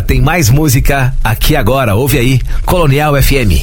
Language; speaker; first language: Portuguese; native; Portuguese